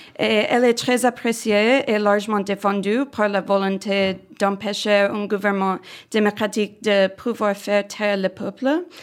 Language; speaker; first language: French; non-native, fluent; English